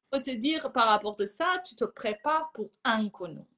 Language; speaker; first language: French; non-native, fluent; Persian